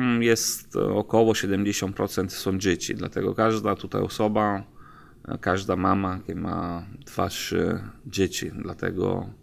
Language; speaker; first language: Polish; non-native, learner; Italian